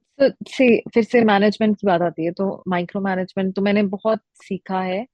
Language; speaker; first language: Hindi; native; Hindi